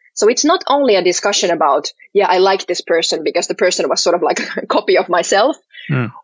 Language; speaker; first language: English; non-native, fluent; Finnish